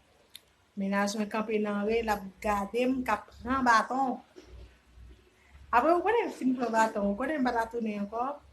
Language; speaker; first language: French; non-native, learner; Haitian Creole